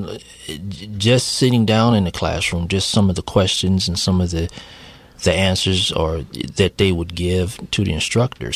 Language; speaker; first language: English; native; English